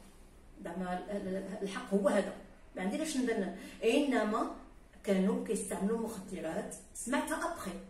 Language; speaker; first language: Arabic; native; Arabic